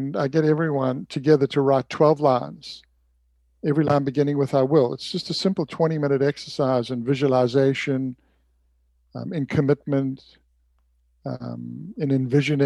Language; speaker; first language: English; native; English